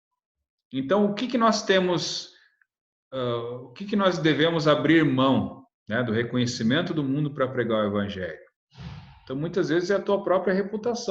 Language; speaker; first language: Portuguese; native; Portuguese